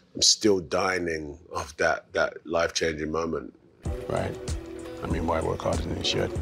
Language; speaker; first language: English; native; English